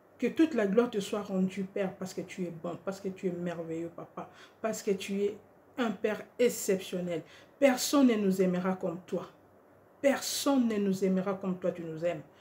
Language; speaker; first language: French; non-native, local second language; Lingala